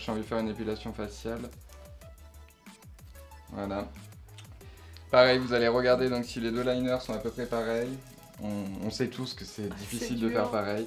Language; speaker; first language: French; native; French